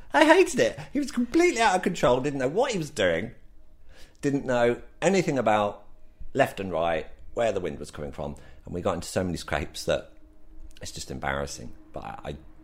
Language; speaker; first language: English; native; English